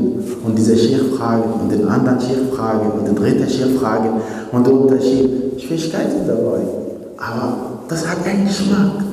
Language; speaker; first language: German; non-native, fluent; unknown